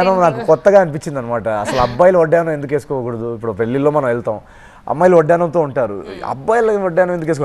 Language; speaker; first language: Telugu; native; Telugu